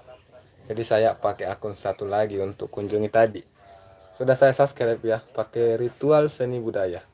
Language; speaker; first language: Indonesian; native; Indonesian